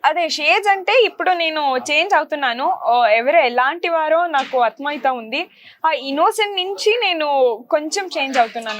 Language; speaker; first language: Telugu; non-native, local second language; Kannada